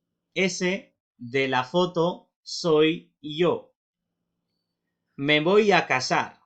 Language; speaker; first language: Spanish; non-native, fluent; Urdu